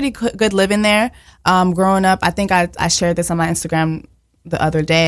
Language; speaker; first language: English; early bilingual, other home language; Haitian Creole